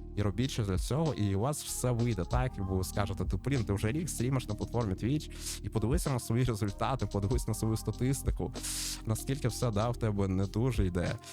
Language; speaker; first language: Ukrainian; non-native, local second language; Russian